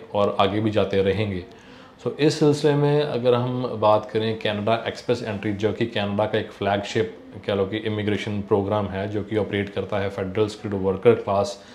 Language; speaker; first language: Hindi; non-native, local second language; Punjabi